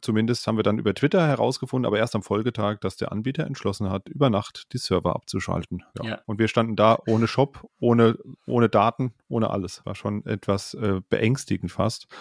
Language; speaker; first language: German; native; German